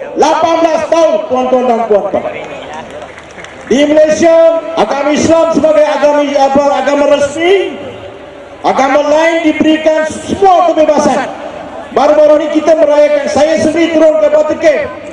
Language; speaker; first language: Malay; non-native, local second language; Tamil